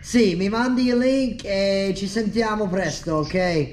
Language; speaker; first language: Italian; non-native, fluent; English